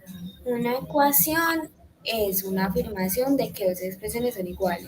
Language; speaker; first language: Spanish; native; Spanish